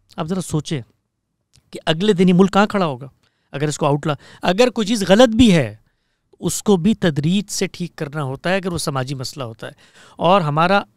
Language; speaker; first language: Urdu; native; Urdu